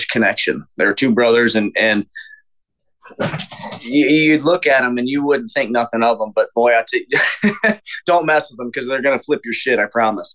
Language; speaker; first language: English; native; English